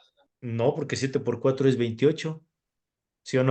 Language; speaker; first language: Spanish; native; Spanish